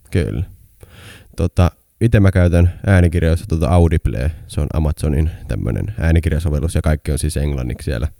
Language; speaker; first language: Finnish; native; Finnish